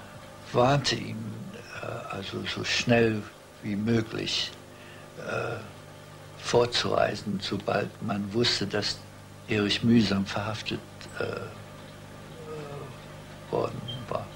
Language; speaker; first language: German; early bilingual, heritage; German